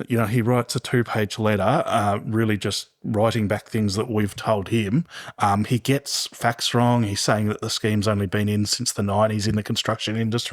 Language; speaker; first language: English; native; English